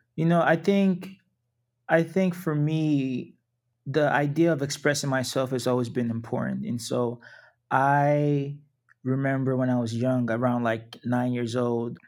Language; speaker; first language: English; non-native, local second language; Yoruba